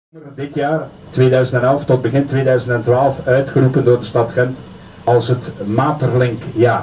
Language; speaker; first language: Dutch; native; Dutch